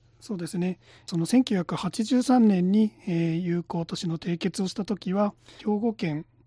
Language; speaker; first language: Japanese; native; Japanese